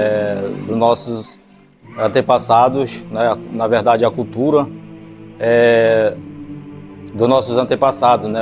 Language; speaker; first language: Portuguese; native; Portuguese